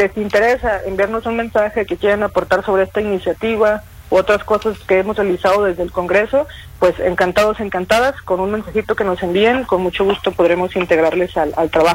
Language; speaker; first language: Spanish; native; Spanish